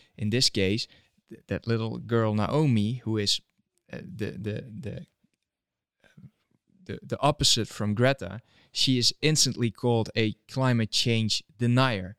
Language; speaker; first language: English; non-native, fluent; Dutch